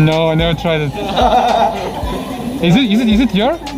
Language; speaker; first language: English; non-native, fluent; Russian